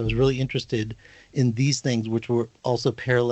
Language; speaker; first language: English; native; English